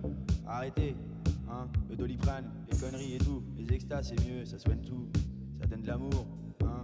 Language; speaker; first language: French; native; French